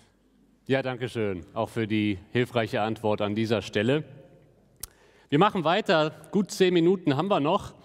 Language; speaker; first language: German; native; German